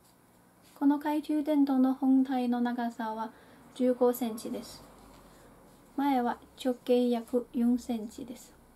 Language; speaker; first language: Japanese; non-native, fluent; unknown